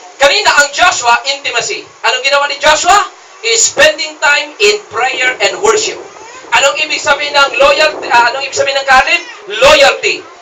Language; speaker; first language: Filipino; non-native, local second language; Cebuano